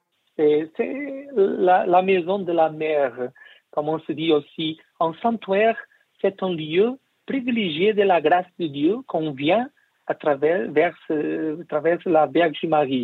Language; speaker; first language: French; non-native, learner; Portuguese